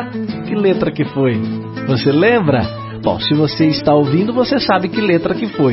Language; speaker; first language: Portuguese; native; Portuguese